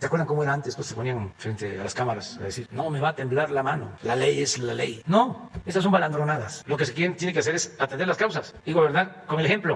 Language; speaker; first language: Spanish; native; Spanish